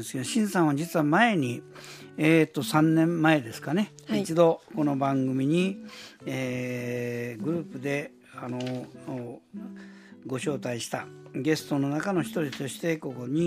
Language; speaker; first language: Japanese; native; Japanese